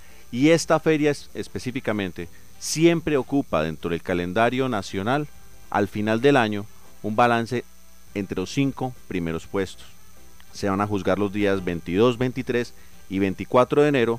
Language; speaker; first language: Spanish; native; Spanish